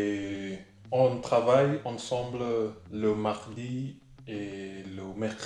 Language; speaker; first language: French; non-native, fluent; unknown